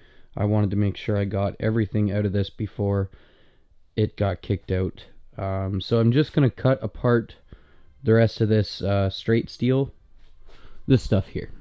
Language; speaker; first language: English; native; English